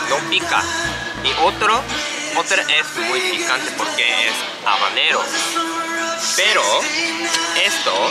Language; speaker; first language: Spanish; non-native, learner; Japanese